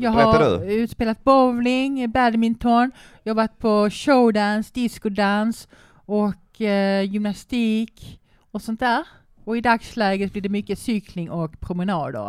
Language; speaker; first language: Swedish; native; Swedish